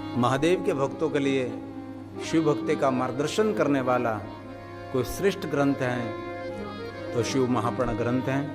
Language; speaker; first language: Hindi; non-native, local second language; Gujarati